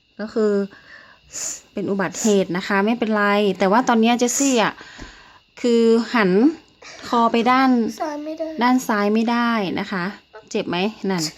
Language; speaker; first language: Thai; native; Thai